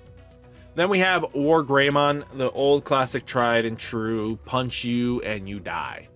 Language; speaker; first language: English; native; English